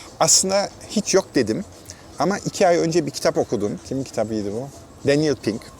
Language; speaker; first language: Turkish; non-native, fluent; German